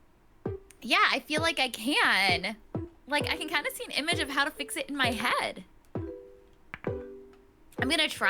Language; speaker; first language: English; native; English